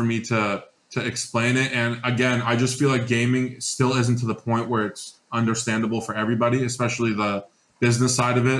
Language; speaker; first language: English; native; English